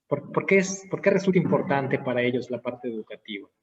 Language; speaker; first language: Spanish; native; Spanish